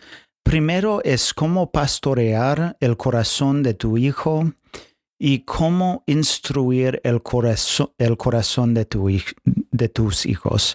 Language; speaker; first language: Spanish; non-native, fluent; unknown